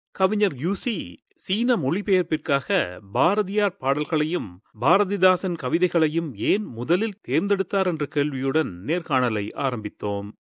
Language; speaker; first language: Tamil; native; Tamil